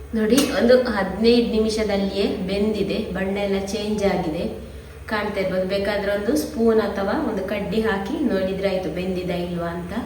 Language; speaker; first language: Kannada; native; Kannada